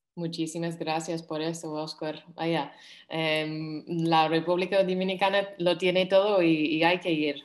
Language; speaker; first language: Spanish; non-native, fluent; English